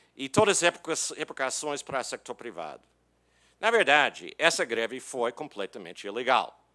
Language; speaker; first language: Portuguese; non-native, fluent; English